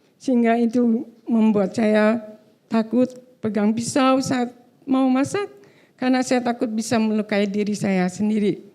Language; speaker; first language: Indonesian; native; Indonesian